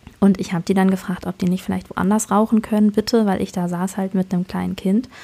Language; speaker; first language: German; native; German